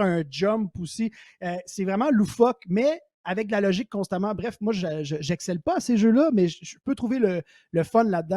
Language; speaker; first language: French; native; French